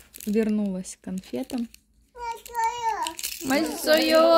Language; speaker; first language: Russian; native; Russian